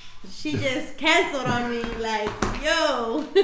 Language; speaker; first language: English; early bilingual, other home language; Spanish